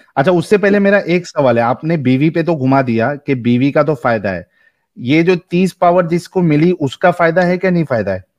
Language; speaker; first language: Hindi; native; Hindi